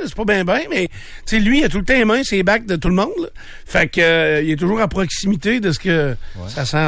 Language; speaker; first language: French; native; French